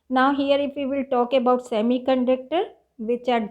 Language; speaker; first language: English; non-native, local second language; Hindi